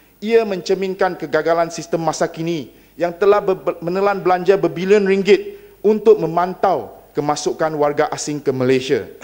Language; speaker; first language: Malay; non-native, local second language; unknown